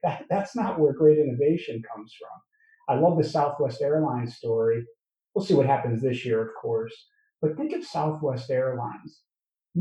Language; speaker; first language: English; native; English